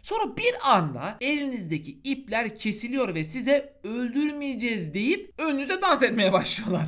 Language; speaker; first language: Turkish; native; Turkish